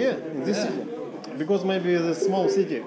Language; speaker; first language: English; non-native, learner; Russian